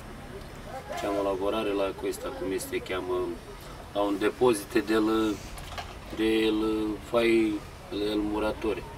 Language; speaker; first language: Italian; non-native, learner; Romanian